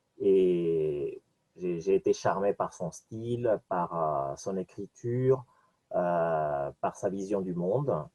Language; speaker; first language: French; non-native, fluent; Spanish